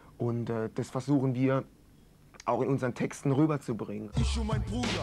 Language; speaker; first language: German; native; German